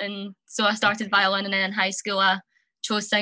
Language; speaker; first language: English; native; English